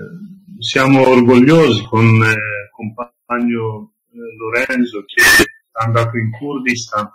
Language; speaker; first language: Italian; non-native, learner; Kurdish